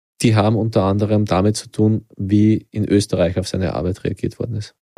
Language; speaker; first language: German; native; German